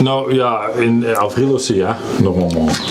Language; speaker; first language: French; non-native, learner; Dutch